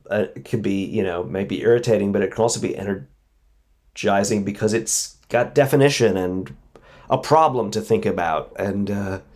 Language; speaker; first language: English; native; English